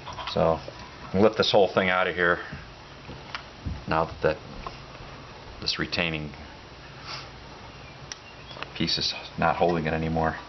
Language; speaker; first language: English; native; English